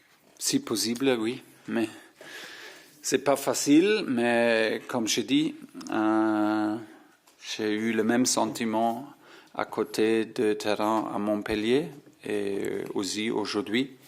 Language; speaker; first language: French; non-native, fluent; German